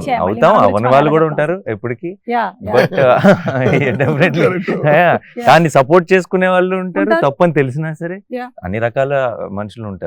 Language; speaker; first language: Telugu; native; Telugu